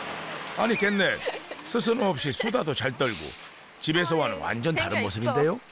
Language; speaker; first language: Korean; native; Korean